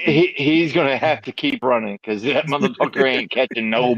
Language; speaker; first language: English; native; English